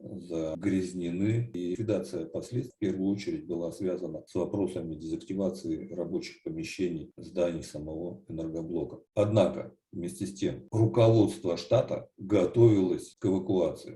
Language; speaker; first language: Russian; native; Russian